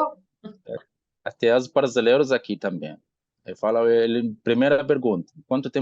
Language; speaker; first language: Portuguese; non-native, learner; Arabic